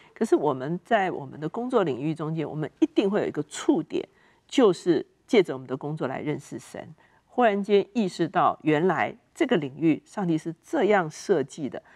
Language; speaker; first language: Chinese; native; Chinese